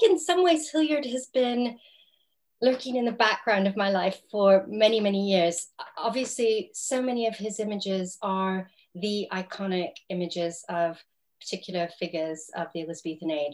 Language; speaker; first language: English; native; English